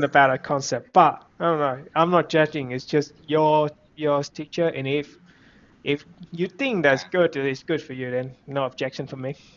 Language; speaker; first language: English; non-native, fluent; Vietnamese